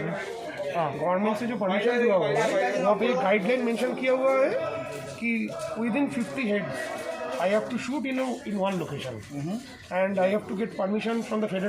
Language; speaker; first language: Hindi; non-native, local second language; Bangla